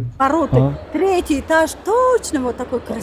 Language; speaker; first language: Russian; non-native, local second language; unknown